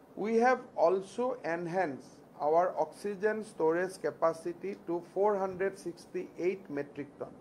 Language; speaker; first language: English; non-native, local second language; Assamese